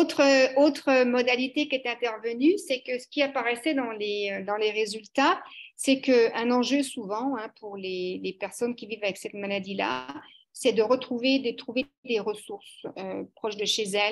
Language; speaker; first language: French; native; French